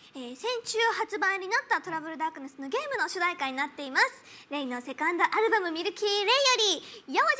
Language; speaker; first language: Japanese; native; Japanese